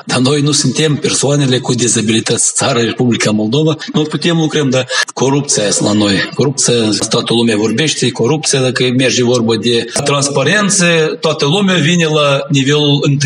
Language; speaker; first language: Romanian; non-native, local second language; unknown